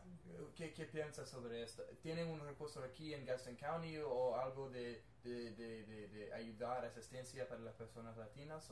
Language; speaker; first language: Spanish; non-native, learner; English